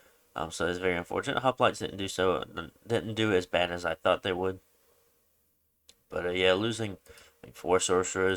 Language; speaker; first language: English; native; English